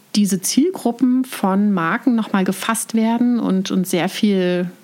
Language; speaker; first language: German; native; German